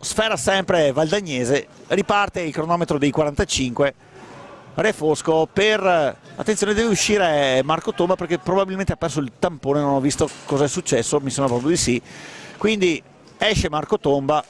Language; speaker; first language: Italian; native; Italian